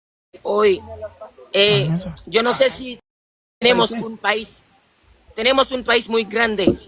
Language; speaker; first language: Spanish; non-native, local second language; Haitian Creole